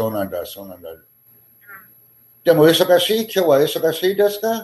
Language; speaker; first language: Japanese; non-native, learner; English